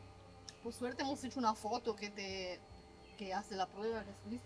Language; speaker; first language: Spanish; non-native, fluent; Italian